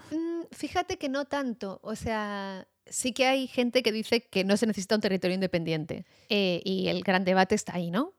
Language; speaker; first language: Spanish; native; Spanish